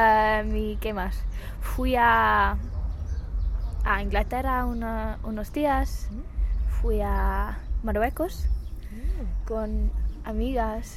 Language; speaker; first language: Spanish; non-native, fluent; English